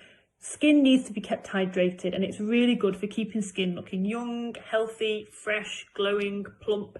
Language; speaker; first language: English; native; English